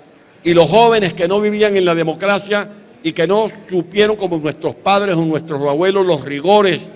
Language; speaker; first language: Spanish; native; Spanish